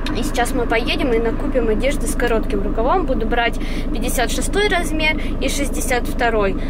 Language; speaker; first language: Russian; native; Russian